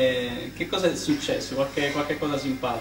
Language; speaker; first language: Italian; native; Italian